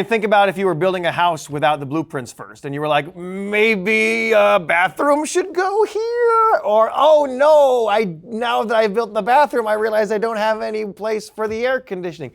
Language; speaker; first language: English; native; English